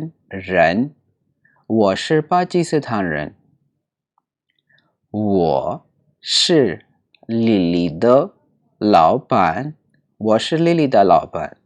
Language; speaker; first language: Chinese; non-native, learner; Urdu